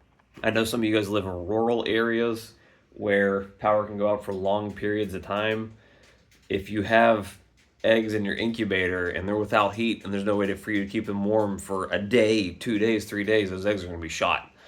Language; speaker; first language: English; native; English